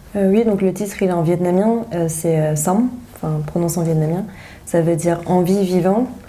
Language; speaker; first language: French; early bilingual, other home language; Vietnamese